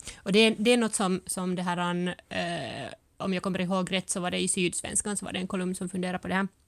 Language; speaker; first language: Swedish; early bilingual, other home language; Finnish